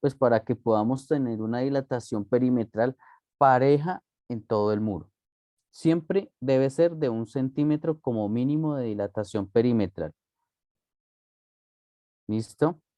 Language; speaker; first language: Spanish; native; Spanish